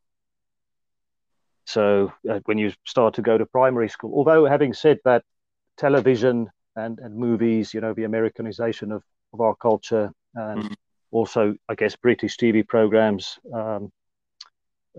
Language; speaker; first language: English; non-native, local second language; Afrikaans